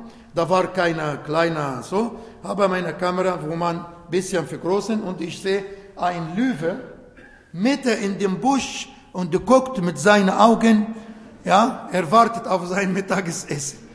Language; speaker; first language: German; non-native, fluent; Arabic